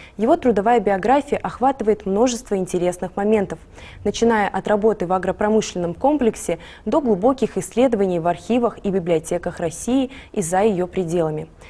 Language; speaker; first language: Russian; non-native, local second language; Ingush